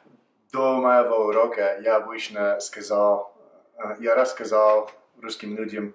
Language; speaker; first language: Russian; non-native, fluent; English